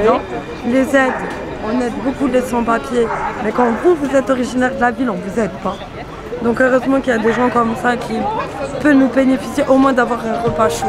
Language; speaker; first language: French; native; French